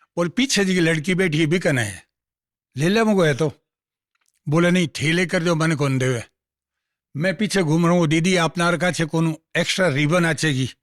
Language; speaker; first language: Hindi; non-native, local second language; Marwari